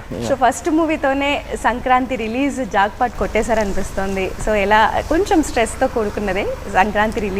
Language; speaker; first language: Telugu; native; Telugu